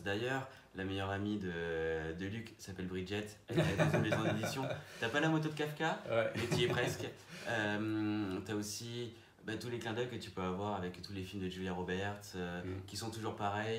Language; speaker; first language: French; native; French